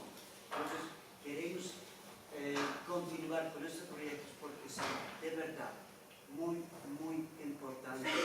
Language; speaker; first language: Spanish; non-native, learner; Dutch